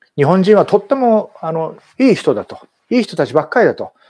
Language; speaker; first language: Japanese; native; Japanese